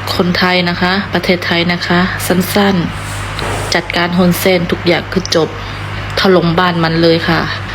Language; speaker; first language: Thai; non-native, fluent; Khmer